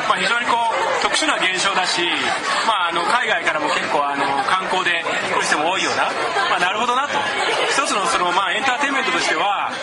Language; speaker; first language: Japanese; native; Japanese